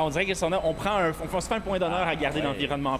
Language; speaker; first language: French; native; French